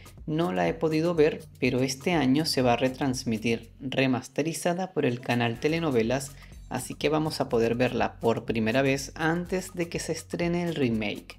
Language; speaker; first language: Spanish; native; Spanish